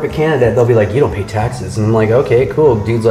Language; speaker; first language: English; native; English